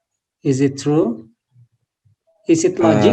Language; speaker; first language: English; non-native, learner; Indonesian